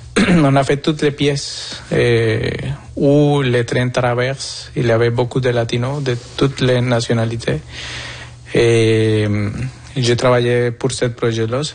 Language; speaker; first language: French; non-native, fluent; Spanish